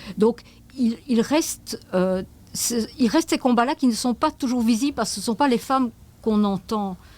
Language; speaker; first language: French; native; French